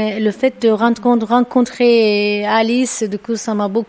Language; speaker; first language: French; non-native, fluent; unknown